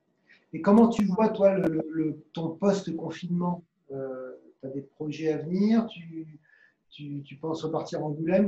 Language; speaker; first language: French; native; French